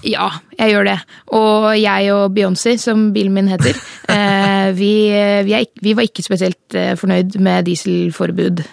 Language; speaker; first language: Norwegian; native; Norwegian